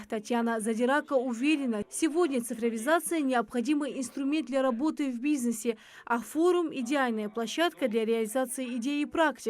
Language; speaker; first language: Russian; native; Russian